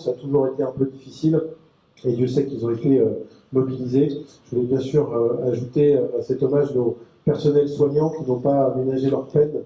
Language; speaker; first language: French; native; French